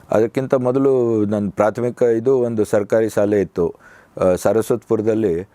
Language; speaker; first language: Kannada; native; Kannada